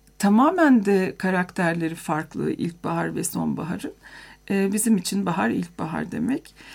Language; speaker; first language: Turkish; native; Turkish